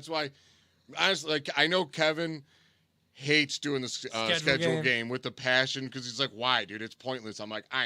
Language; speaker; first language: English; native; English